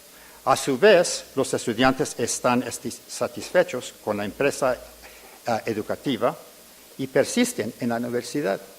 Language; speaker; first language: Spanish; early bilingual, heritage; English